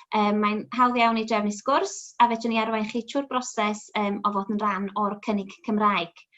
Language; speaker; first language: Welsh; native; Welsh